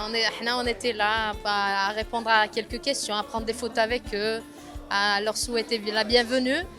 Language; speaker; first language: French; non-native, local second language; Arabic